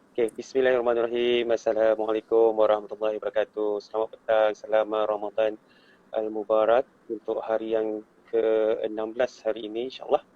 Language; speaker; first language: Malay; native; Malay